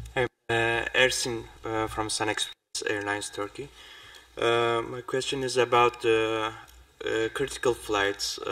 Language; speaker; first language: English; non-native, fluent; Polish